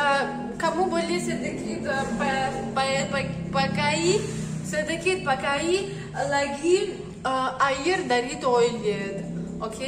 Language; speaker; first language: Indonesian; non-native, learner; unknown